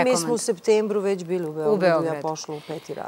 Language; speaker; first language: Serbian; native; Serbian